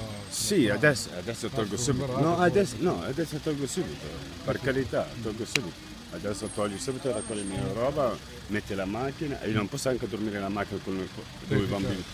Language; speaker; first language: Italian; non-native, learner; Arabic